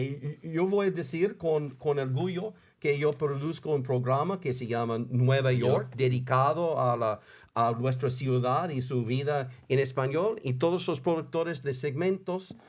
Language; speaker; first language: Spanish; non-native, fluent; English